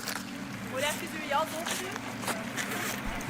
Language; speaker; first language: Dutch; native; Dutch